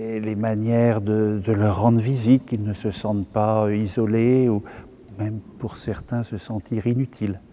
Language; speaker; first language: French; native; French